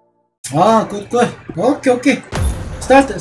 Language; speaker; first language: English; non-native, learner; Korean